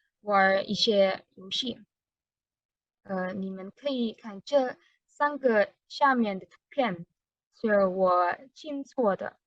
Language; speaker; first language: Chinese; non-native, learner; Indonesian